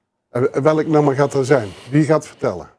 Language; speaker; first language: Dutch; native; Dutch